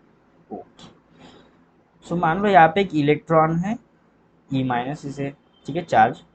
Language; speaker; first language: Hindi; native; Hindi